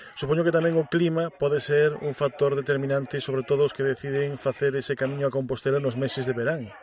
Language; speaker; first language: Galician; native; Galician